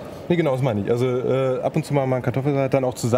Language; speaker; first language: German; native; German